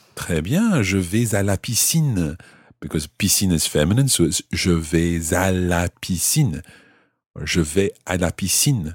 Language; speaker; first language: French; non-native, fluent; English